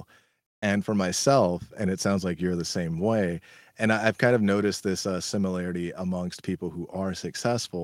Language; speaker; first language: English; native; English